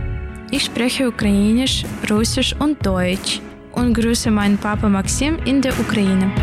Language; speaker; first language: German; early bilingual, other home language; Ukrainian